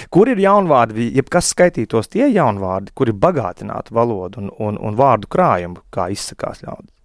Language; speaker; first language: Latvian; native; Latvian